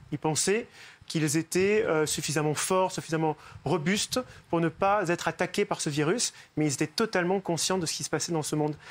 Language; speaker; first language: French; native; French